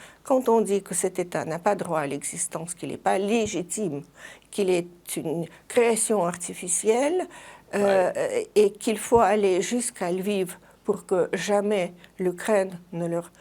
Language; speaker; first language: French; non-native, fluent; Russian